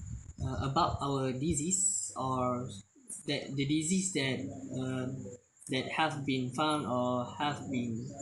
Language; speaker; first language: English; non-native, learner; Malay